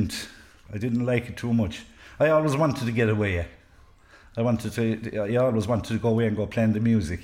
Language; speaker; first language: English; native; English